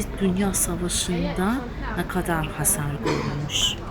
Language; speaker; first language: Turkish; non-native, fluent; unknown